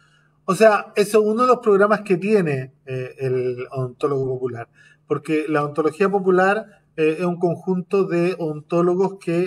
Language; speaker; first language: Spanish; native; Spanish